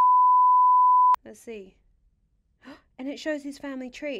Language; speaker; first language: English; native; English